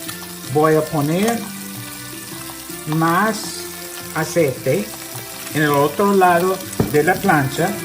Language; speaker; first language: Spanish; non-native, learner; English